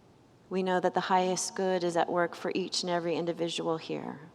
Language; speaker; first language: English; native; English